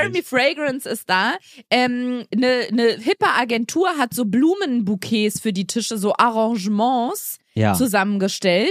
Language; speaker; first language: German; native; German